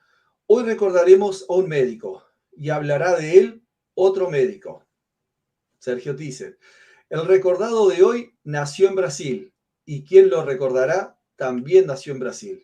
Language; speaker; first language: Spanish; native; Spanish